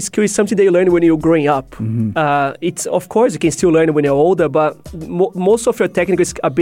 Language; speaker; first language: English; non-native, fluent; Portuguese